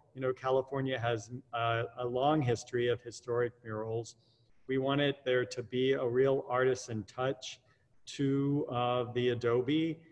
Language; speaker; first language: English; native; English